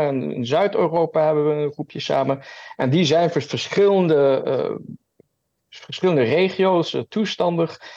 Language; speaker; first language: Dutch; early bilingual, heritage; German